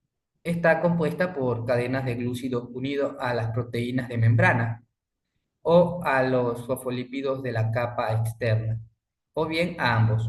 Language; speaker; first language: Spanish; native; Spanish